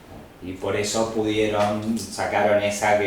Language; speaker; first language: Spanish; native; Spanish